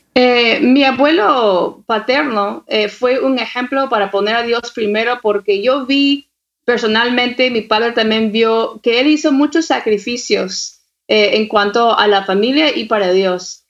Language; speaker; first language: Spanish; non-native, fluent; English